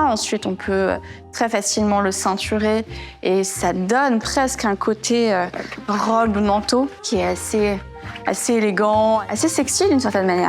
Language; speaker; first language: French; native; French